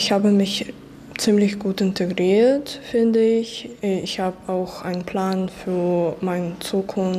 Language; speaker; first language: German; early bilingual, other home language; Ukrainian